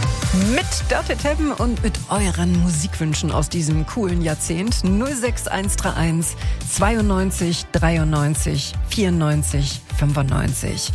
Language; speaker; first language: German; native; German